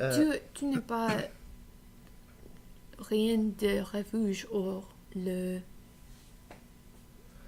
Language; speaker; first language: French; non-native, learner; English